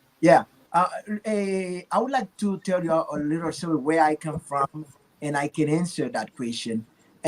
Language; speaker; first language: English; non-native, learner; Haitian Creole